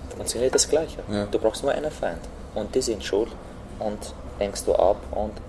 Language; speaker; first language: German; non-native, fluent; Arabic